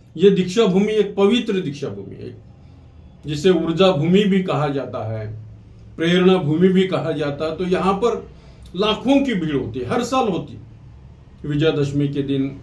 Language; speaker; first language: Hindi; non-native, local second language; Marathi